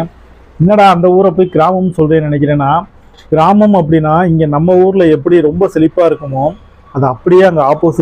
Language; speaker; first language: Tamil; native; Tamil